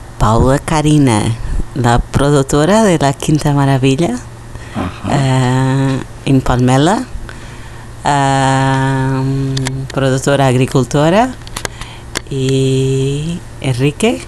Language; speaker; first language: Spanish; non-native, learner; Portuguese